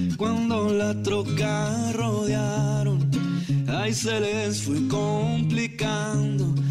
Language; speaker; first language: Spanish; native; Spanish